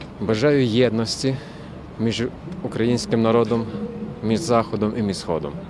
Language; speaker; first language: Ukrainian; native; Ukrainian